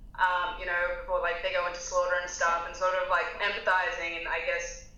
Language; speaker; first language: English; native; English